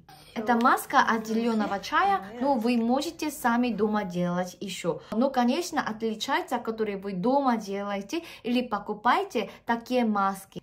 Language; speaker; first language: Russian; non-native, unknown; Korean